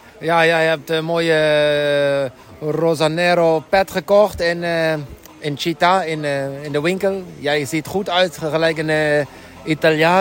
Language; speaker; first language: Dutch; non-native, learner; Italian